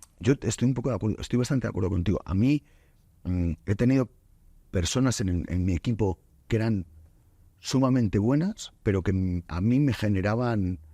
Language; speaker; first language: Spanish; native; Spanish